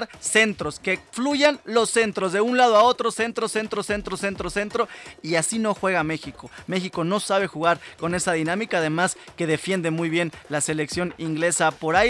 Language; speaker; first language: Spanish; native; Spanish